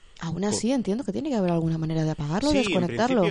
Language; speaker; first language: Spanish; native; Spanish